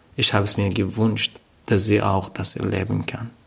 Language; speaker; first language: German; non-native, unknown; Arabic